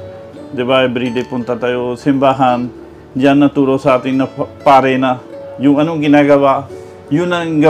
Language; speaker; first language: Filipino; non-native, learner; Punjabi